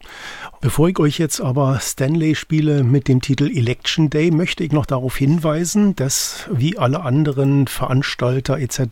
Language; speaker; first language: German; native; German